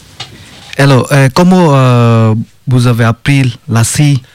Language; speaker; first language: French; non-native, learner; Bangla